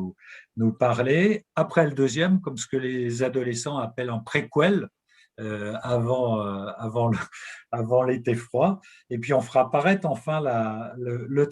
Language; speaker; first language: French; native; French